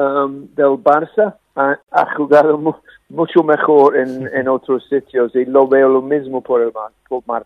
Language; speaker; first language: Spanish; non-native, fluent; English